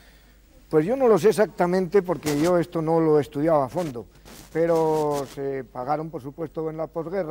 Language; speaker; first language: Spanish; native; Spanish